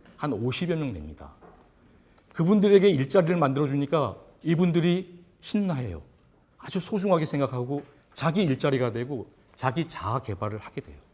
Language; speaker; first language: Korean; native; Korean